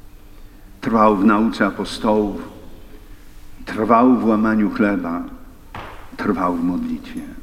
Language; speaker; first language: Polish; native; Polish